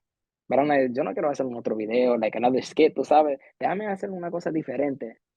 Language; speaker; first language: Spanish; early bilingual, heritage; Spanish